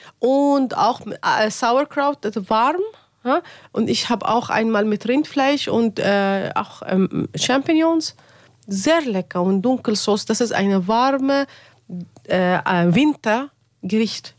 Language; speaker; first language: German; non-native, learner; Arabic